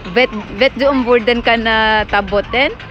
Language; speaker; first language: Norwegian; non-native, learner; Filipino